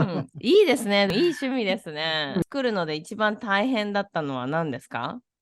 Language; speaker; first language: Japanese; native; Japanese